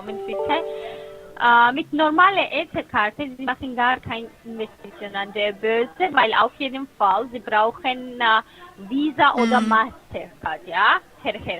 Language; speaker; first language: German; non-native, fluent; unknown